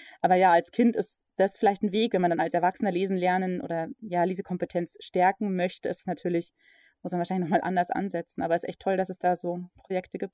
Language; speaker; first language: German; early bilingual, other home language; English